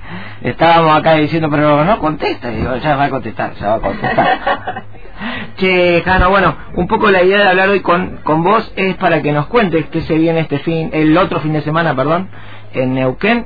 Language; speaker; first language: Spanish; native; Spanish